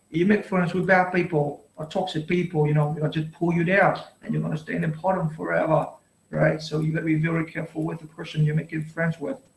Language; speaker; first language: English; non-native, fluent; Vietnamese